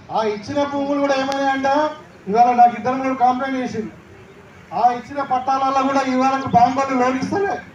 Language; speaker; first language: Telugu; native; Telugu